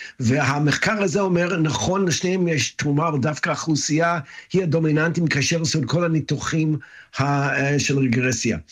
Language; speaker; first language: Hebrew; non-native, fluent; English